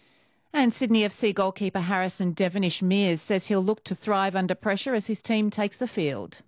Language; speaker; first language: English; native; English